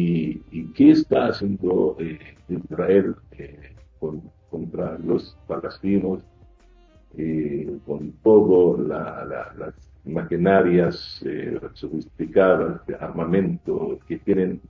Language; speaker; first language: Spanish; non-native, fluent; Arabic